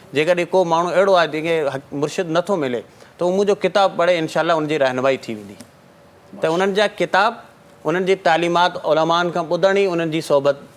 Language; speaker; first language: Sindhi; non-native, local second language; Marwari